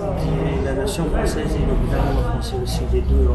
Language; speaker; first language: French; non-native, fluent; Central Kurdish